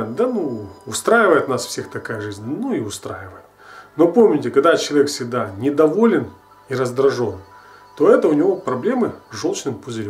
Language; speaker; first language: Russian; native; Russian